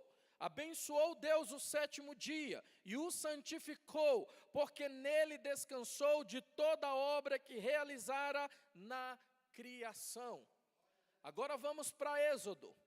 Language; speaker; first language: Portuguese; native; Portuguese